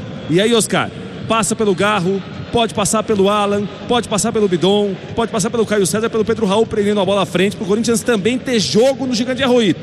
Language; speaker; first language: Portuguese; native; Portuguese